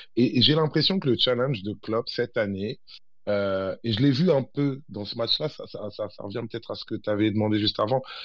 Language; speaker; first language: French; early bilingual, other home language; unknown